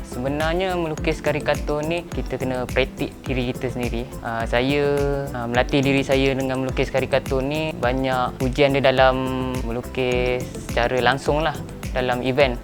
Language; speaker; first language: Malay; native; Malay